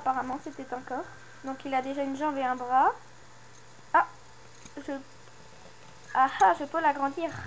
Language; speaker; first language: French; native; French